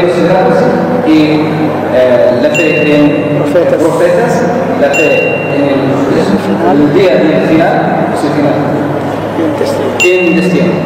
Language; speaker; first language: Spanish; non-native, learner; Arabic